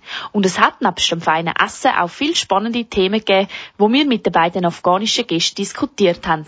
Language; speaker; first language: German; native; German